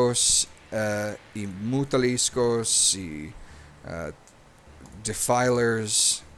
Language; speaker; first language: Spanish; non-native, learner; English